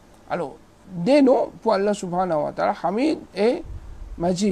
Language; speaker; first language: French; non-native, local second language; Morisyen